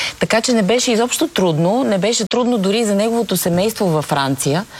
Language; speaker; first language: Bulgarian; native; Bulgarian